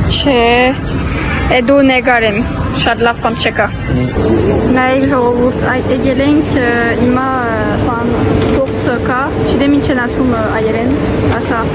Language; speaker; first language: Armenian; early bilingual, heritage; Armenian